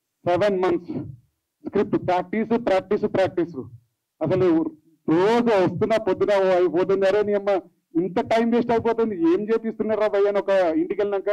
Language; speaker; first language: Telugu; native; Telugu